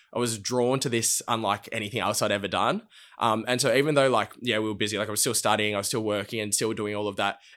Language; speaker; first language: English; native; English